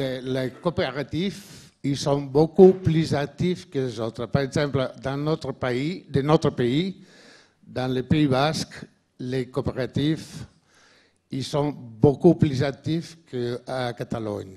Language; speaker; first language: French; non-native, learner; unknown